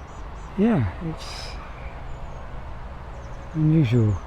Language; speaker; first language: English; native; English